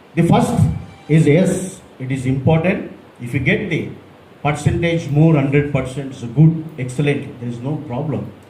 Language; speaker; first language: English; non-native, local second language; Telugu